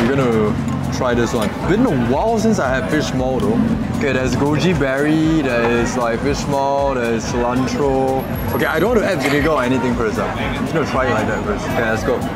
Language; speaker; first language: English; native; English